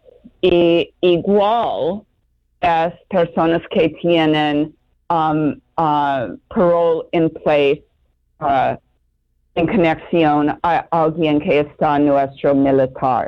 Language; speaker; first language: Spanish; non-native, fluent; English